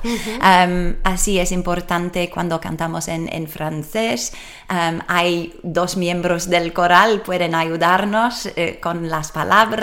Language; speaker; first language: Spanish; non-native, learner; English